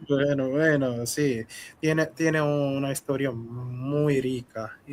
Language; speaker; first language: Spanish; non-native, fluent; Hindi